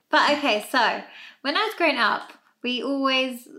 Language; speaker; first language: English; native; English